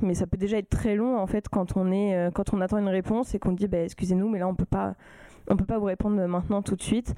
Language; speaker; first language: French; native; French